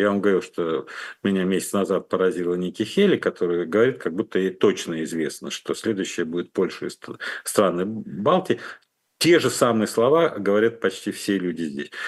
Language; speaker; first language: Russian; native; Russian